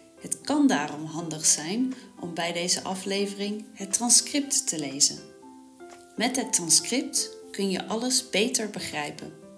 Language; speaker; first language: Dutch; native; Dutch